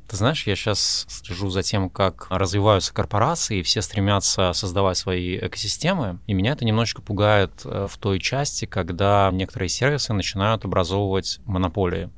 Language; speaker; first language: Russian; native; Russian